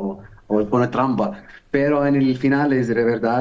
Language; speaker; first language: Spanish; non-native, learner; Arabic